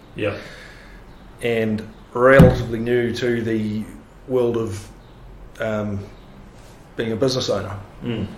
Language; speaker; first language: English; native; English